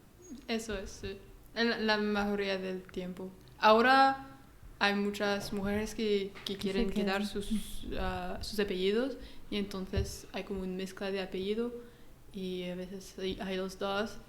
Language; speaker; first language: Spanish; non-native, learner; French